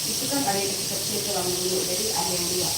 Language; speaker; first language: Indonesian; native; Indonesian